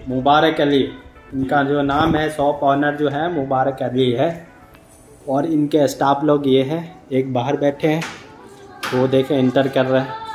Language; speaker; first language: Hindi; native; Hindi